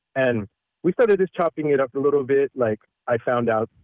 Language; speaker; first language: English; early bilingual, other home language; Filipino